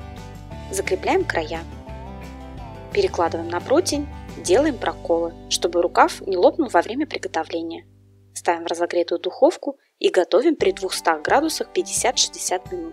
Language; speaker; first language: Russian; native; Russian